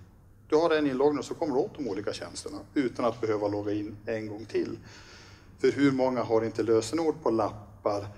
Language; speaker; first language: Swedish; native; Swedish